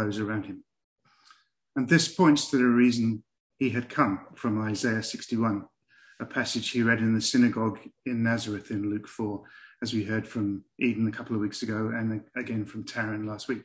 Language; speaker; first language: English; native; English